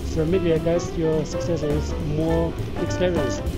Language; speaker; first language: English; non-native, learner; Chinese